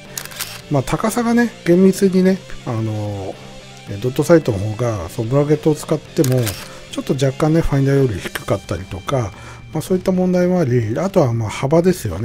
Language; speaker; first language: Japanese; native; Japanese